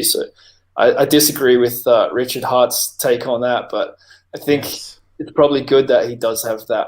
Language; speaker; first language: English; native; English